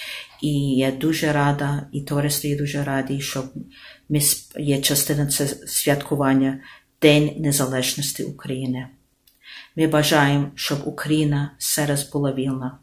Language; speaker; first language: Ukrainian; early bilingual, heritage; Ukrainian